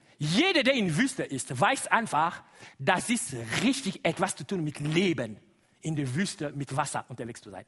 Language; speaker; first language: German; non-native, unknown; Lingala